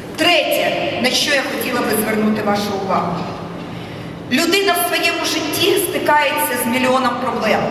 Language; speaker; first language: Ukrainian; non-native, local second language; Russian